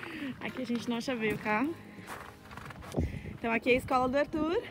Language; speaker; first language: Portuguese; native; Portuguese